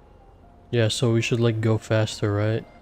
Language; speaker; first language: English; native; English